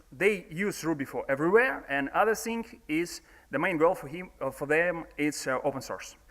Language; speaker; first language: English; non-native, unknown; Russian